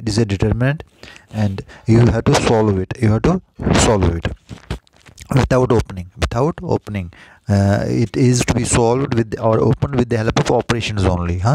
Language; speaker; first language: English; non-native, local second language; Hindi